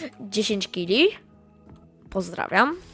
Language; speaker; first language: Polish; native; Polish